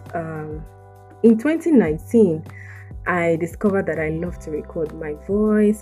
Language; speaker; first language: English; non-native, local second language; Yoruba